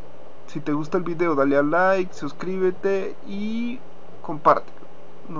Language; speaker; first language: Spanish; native; Spanish